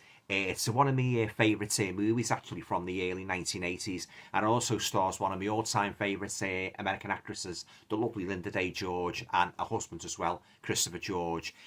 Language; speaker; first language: English; native; English